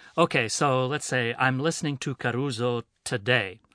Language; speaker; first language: English; native; English